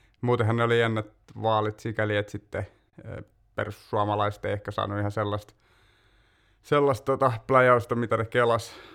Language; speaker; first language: Finnish; native; Finnish